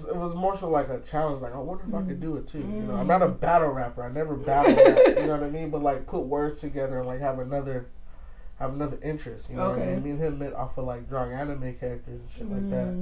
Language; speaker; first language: English; native; English